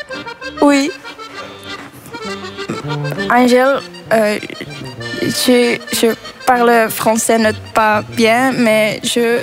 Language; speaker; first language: French; non-native, local second language; Dutch